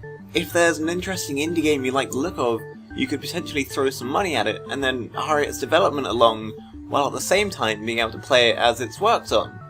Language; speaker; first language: English; native; English